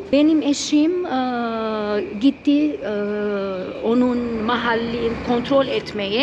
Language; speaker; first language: Turkish; non-native, fluent; Arabic